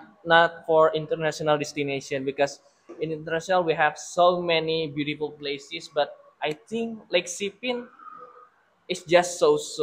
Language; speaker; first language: English; non-native, fluent; Indonesian